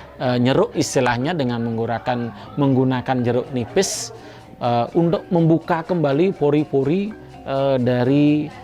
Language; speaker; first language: Indonesian; native; Indonesian